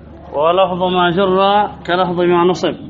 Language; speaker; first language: Arabic; native; Arabic